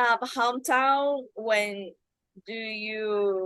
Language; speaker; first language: English; non-native, learner; Spanish